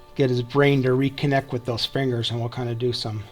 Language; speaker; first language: English; native; English